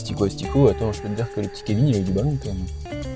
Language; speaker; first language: French; native; French